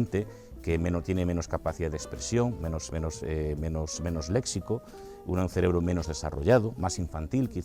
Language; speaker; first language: Spanish; native; Spanish